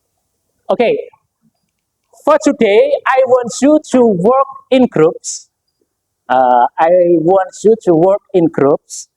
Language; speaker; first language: English; non-native, fluent; Indonesian